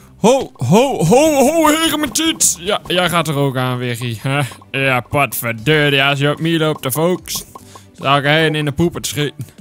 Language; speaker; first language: Dutch; native; Dutch